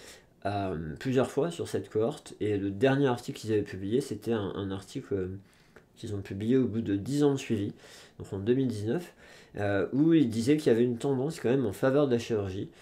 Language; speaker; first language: French; native; French